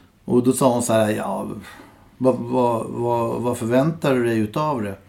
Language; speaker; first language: Swedish; native; Swedish